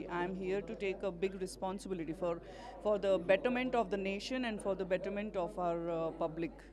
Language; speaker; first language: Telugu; non-native, learner; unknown